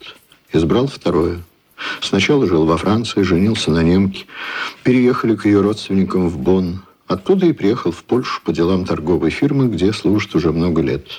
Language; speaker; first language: Russian; native; Russian